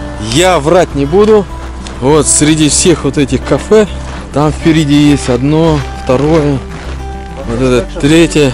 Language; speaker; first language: Russian; native; Russian